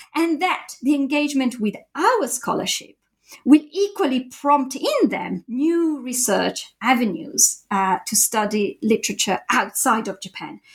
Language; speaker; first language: English; non-native, fluent; Italian